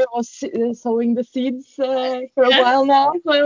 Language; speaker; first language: English; non-native, fluent; Norwegian